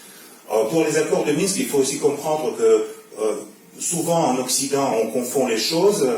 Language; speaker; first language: French; non-native, fluent; Russian